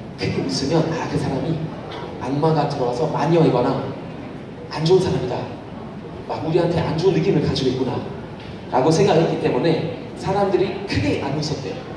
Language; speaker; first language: Korean; non-native, fluent; German